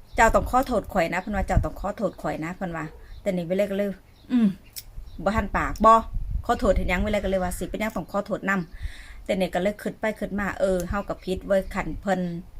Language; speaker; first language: Thai; native; Thai